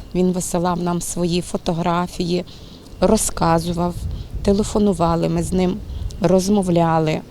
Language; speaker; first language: Ukrainian; native; Ukrainian